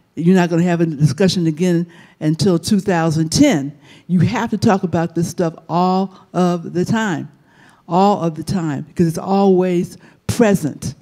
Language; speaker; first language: English; native; English